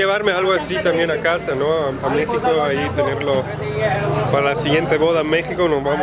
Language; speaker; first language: Spanish; native; Spanish